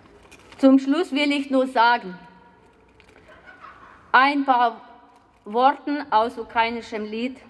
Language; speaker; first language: German; non-native, fluent; Ukrainian